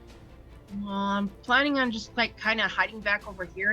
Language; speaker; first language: English; native; English